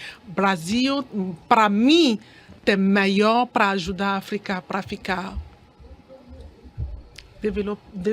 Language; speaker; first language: Portuguese; non-native, learner; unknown